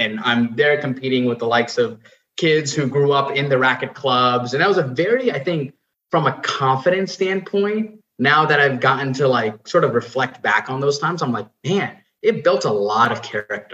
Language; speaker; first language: English; non-native, local second language; Nepali